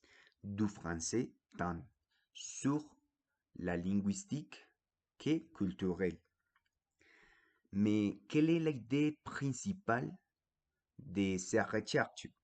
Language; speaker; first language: French; non-native, fluent; Spanish